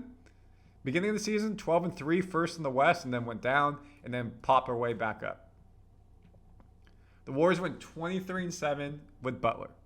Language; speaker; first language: English; native; English